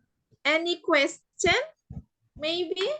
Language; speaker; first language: English; non-native, fluent; Indonesian